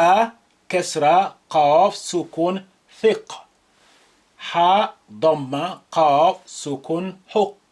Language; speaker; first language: Arabic; non-native, fluent; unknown